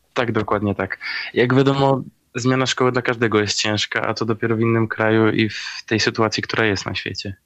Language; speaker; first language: Polish; native; Polish